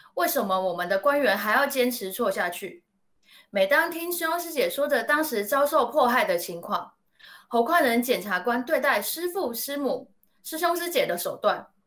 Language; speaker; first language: Chinese; native; Chinese